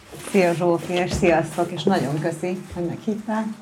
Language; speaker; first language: Hungarian; native; Hungarian